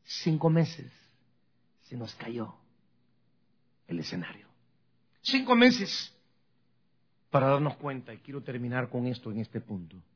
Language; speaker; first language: Spanish; native; Spanish